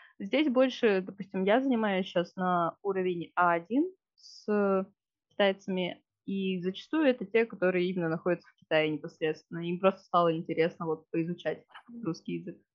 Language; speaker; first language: Russian; native; Russian